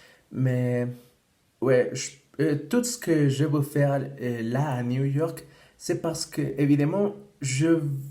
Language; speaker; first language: French; non-native, fluent; Spanish